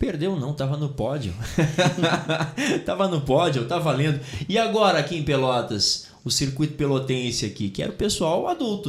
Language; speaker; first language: Portuguese; native; Portuguese